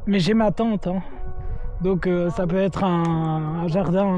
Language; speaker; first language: French; native; French